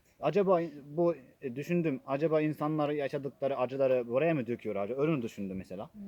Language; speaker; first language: Turkish; non-native, fluent; Japanese